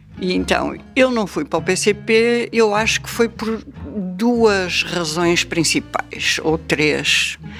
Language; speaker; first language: Portuguese; native; Portuguese